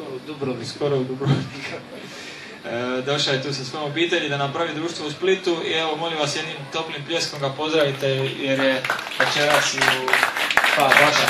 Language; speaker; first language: Bosnian; native; Bosnian